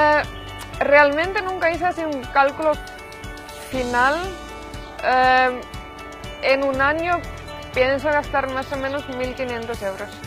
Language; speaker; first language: Spanish; non-native, fluent; Finnish